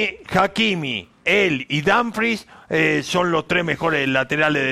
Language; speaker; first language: Spanish; native; Spanish